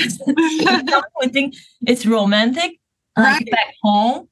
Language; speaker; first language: English; non-native, fluent; Chinese